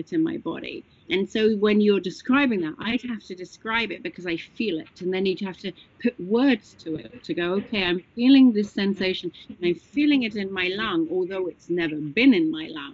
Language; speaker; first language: English; native; English